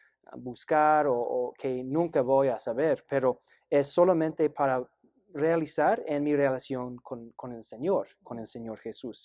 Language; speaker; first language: Spanish; non-native, fluent; English